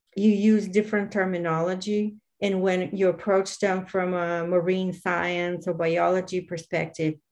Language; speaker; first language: English; non-native, fluent; Bulgarian